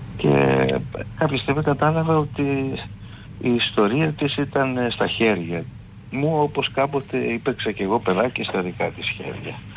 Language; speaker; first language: Greek; native; Greek